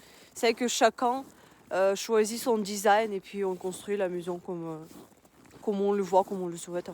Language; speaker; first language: French; non-native, fluent; Russian